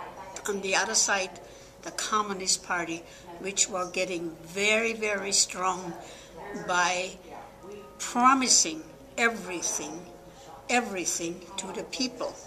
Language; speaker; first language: English; non-native, fluent; German